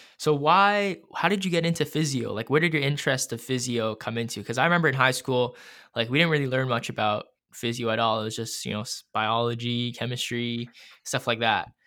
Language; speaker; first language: English; native; English